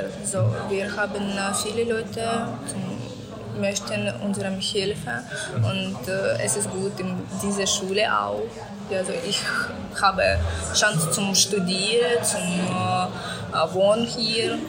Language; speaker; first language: German; non-native, learner; Ukrainian